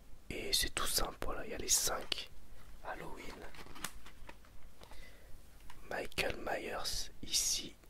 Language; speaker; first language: French; native; French